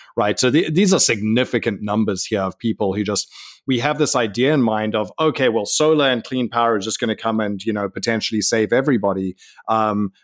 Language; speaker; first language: English; native; English